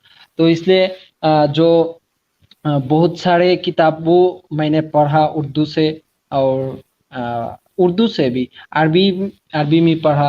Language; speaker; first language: Hindi; non-native, learner; Bangla